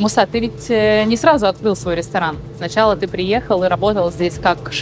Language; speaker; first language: Russian; native; Russian